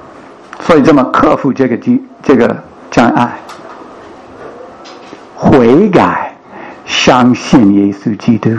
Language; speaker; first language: Chinese; non-native, fluent; English